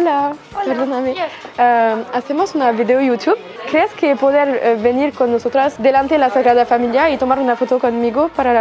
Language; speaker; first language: Spanish; non-native, learner; French